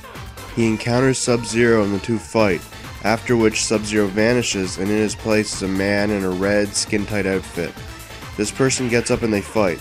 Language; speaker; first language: English; native; English